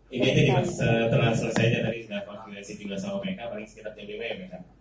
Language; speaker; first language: Indonesian; native; Indonesian